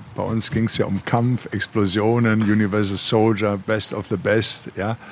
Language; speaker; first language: German; native; German